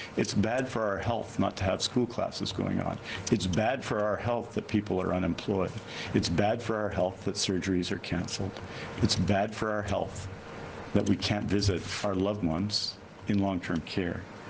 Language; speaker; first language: English; native; English